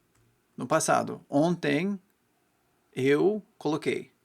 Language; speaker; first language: Portuguese; non-native, fluent; English